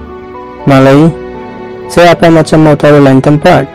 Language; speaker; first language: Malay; non-native, learner; Bangla